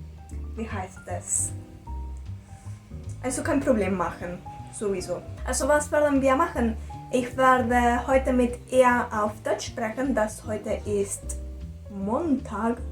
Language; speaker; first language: German; non-native, learner; Spanish